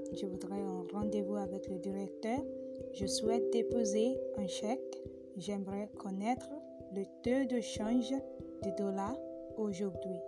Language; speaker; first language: French; non-native, fluent; Yoruba